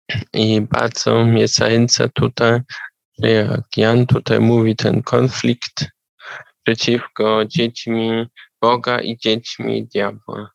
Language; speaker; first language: Polish; non-native, learner; German